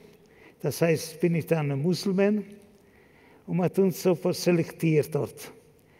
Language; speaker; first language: German; non-native, fluent; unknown